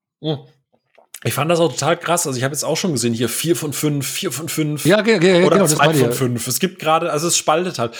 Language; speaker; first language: German; native; German